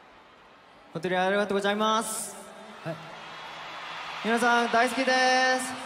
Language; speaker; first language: Japanese; non-native, learner; Korean